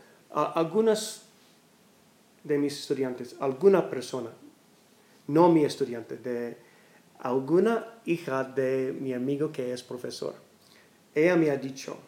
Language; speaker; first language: Spanish; non-native, learner; English